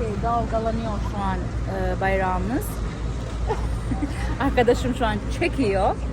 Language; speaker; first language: Turkish; non-native, fluent; Albanian